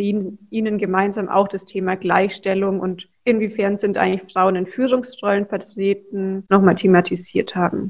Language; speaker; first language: German; native; German